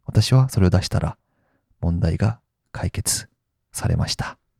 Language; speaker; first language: Japanese; non-native, fluent; Korean